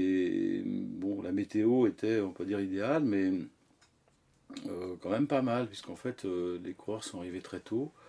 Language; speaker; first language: French; native; French